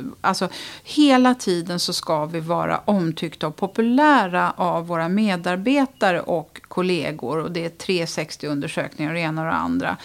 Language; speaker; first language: Swedish; native; Swedish